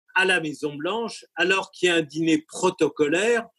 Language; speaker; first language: French; native; French